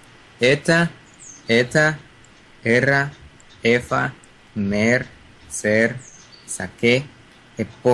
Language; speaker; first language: Russian; non-native, learner; Spanish